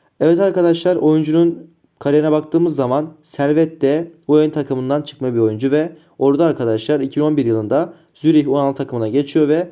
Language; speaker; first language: Turkish; native; Turkish